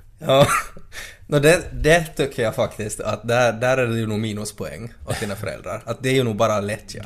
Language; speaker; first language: Swedish; native; Swedish